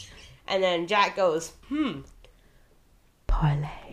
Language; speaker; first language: English; native; English